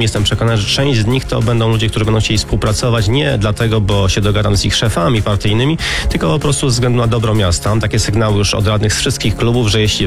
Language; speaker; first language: Polish; native; Polish